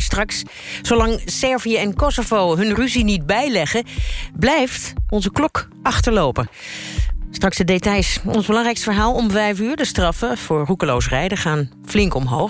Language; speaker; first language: Dutch; native; Dutch